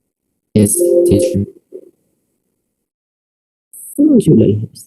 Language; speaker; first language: English; non-native, learner; Arabic